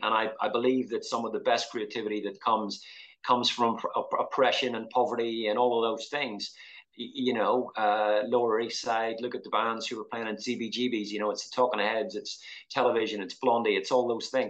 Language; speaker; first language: English; native; English